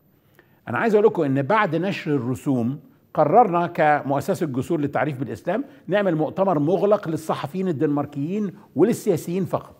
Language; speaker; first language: Arabic; native; Arabic